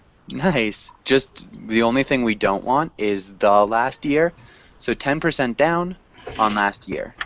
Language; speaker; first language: English; non-native, fluent; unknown